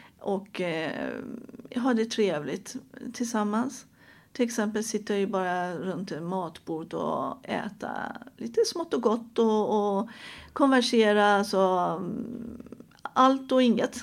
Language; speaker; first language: Swedish; non-native, fluent; Persian